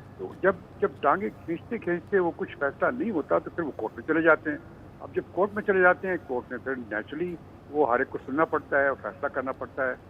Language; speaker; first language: Urdu; native; Urdu